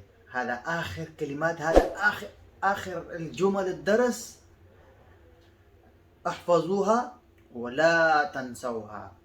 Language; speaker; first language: Arabic; non-native, fluent; Pashto